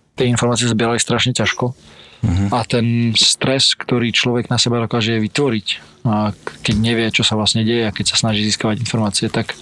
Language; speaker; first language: Slovak; early bilingual, other home language; Ukrainian